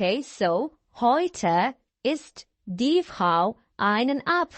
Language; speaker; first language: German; non-native, fluent; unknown